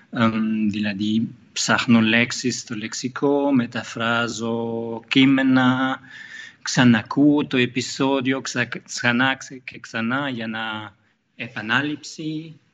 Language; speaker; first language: Greek; non-native, fluent; German